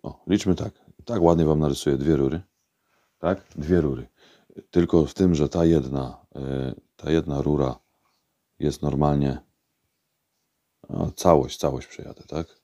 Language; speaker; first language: Polish; native; Polish